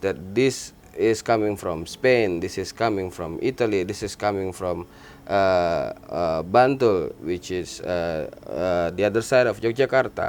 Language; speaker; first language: English; non-native, learner; Indonesian